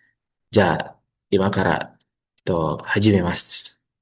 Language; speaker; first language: Japanese; non-native, learner; Indonesian